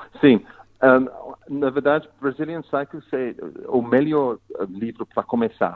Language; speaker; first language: Portuguese; non-native, fluent; English